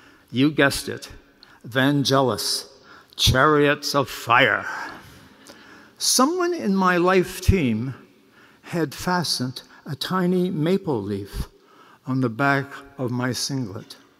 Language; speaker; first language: English; native; English